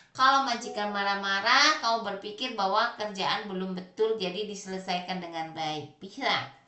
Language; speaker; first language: Indonesian; native; Indonesian